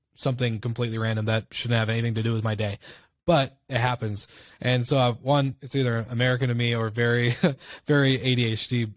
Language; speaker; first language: English; native; English